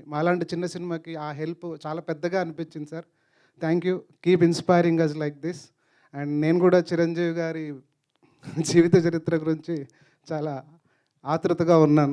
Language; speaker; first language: Telugu; native; Telugu